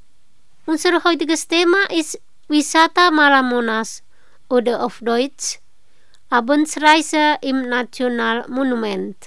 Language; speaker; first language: German; non-native, fluent; Indonesian